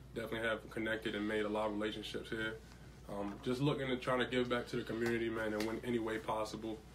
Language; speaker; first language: English; native; English